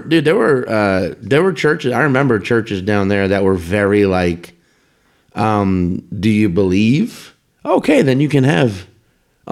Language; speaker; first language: English; native; English